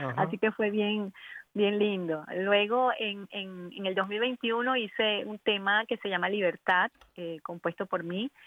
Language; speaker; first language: Spanish; native; Spanish